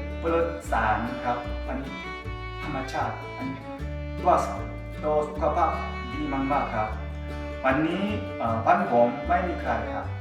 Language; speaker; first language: Thai; non-native, learner; Korean